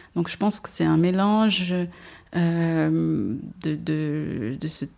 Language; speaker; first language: French; non-native, fluent; Portuguese